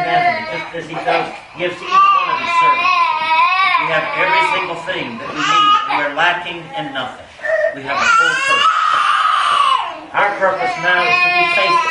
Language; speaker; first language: English; native; English